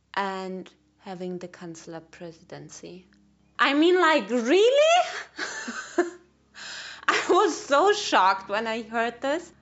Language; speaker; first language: English; non-native, fluent; German